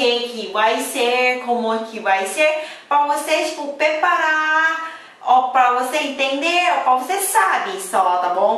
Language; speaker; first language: Portuguese; non-native, fluent; Thai